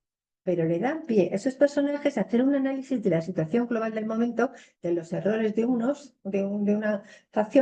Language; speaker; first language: Spanish; native; Spanish